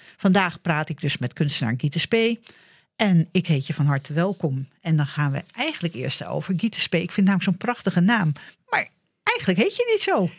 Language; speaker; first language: Dutch; native; Dutch